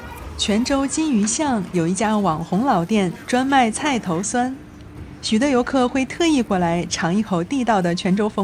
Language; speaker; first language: Chinese; native; Chinese